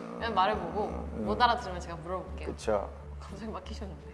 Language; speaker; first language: Korean; non-native, fluent; Chinese